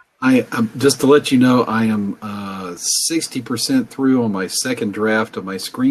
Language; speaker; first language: English; native; English